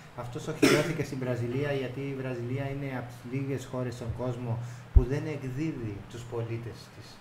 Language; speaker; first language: Greek; non-native, fluent; Spanish